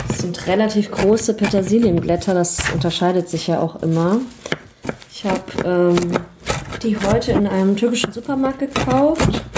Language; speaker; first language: German; early bilingual, other home language; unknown